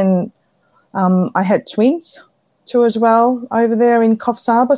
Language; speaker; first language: English; non-native, fluent; Samoan